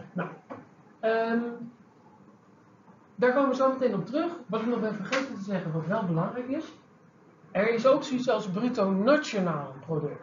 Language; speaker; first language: Dutch; native; Dutch